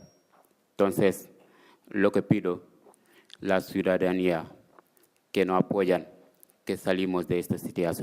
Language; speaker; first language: Spanish; non-native, fluent; Wolof